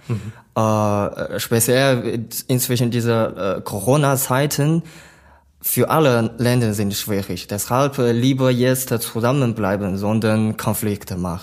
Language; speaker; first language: German; non-native, learner; Chinese